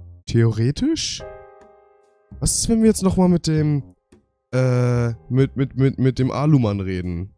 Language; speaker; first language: German; native; German